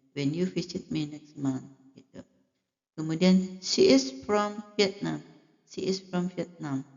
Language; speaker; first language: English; non-native, fluent; Indonesian